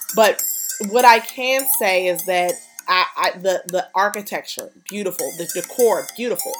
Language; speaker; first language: English; native; English